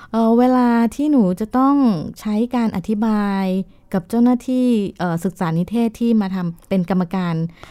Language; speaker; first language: Thai; native; Thai